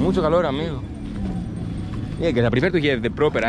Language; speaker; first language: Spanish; non-native, learner; Greek